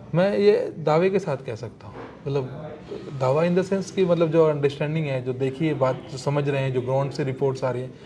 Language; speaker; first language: Hindi; native; Hindi